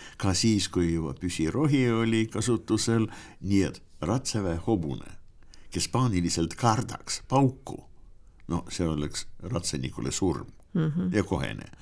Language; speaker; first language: Estonian; non-native, local second language; Russian